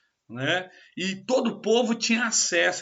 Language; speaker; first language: Portuguese; native; Portuguese